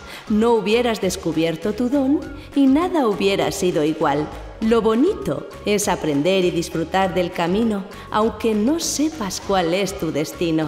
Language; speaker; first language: Spanish; native; Spanish